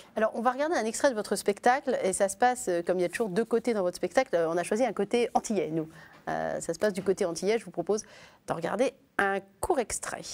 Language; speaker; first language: French; native; French